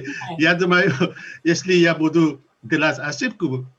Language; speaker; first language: Russian; non-native, learner; Nepali